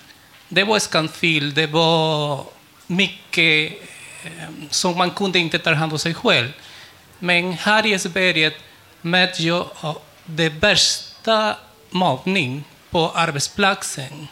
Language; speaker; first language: Swedish; non-native, fluent; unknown